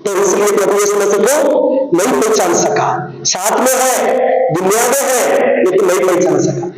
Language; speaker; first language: Hindi; non-native, local second language; Telugu